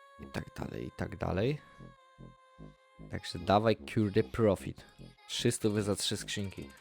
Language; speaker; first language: Polish; native; Polish